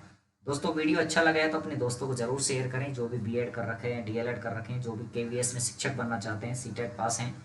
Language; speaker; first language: Hindi; native; Hindi